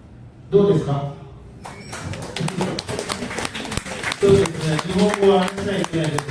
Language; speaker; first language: Japanese; non-native, learner; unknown